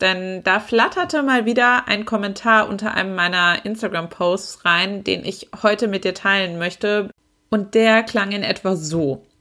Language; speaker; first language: German; native; German